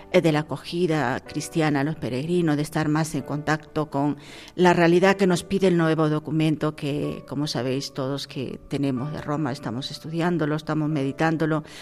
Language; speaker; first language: Spanish; native; Spanish